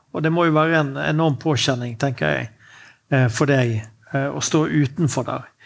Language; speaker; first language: Norwegian; native; Norwegian